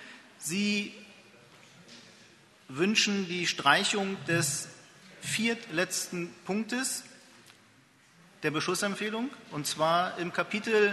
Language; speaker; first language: German; native; German